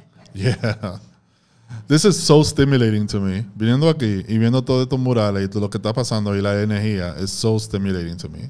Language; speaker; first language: Spanish; early bilingual, heritage; Spanish